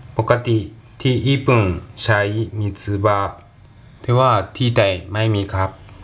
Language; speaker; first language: Thai; non-native, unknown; Japanese